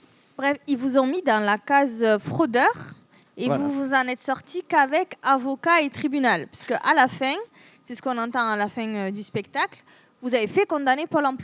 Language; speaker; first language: French; native; French